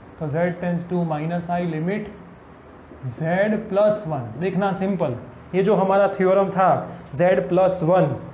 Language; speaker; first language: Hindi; non-native, local second language; Gujarati